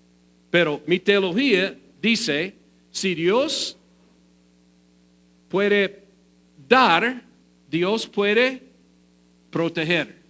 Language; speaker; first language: Spanish; non-native, fluent; English